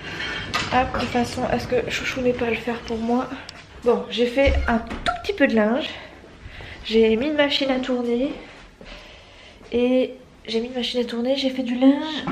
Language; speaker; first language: French; native; French